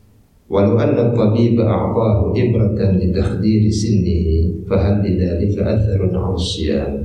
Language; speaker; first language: Arabic; non-native, fluent; Indonesian